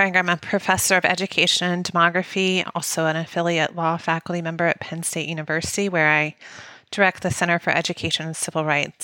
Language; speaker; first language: English; native; English